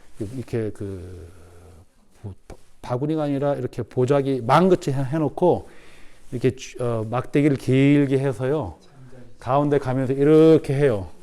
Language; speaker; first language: Korean; native; Korean